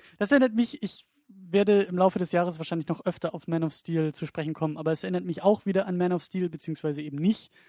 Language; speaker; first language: German; native; German